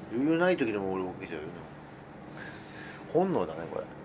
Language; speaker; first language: Japanese; native; Japanese